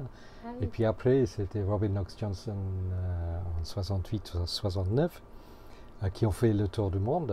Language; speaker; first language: French; non-native, fluent; English